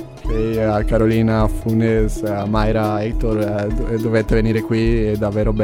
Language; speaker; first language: Italian; non-native, learner; Spanish